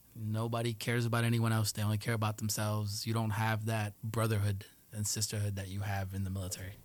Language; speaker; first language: English; early bilingual, other home language; Spanish